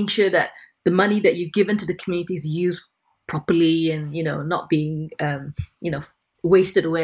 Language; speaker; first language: English; non-native, local second language; Cantonese